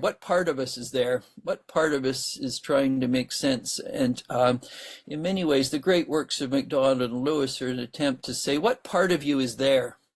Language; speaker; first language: English; native; English